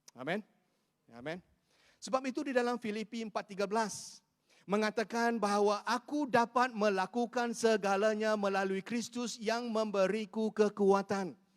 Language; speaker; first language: Malay; non-native, local second language; Chinese